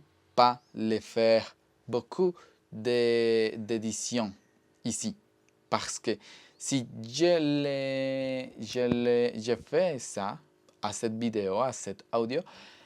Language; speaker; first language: French; non-native, learner; Spanish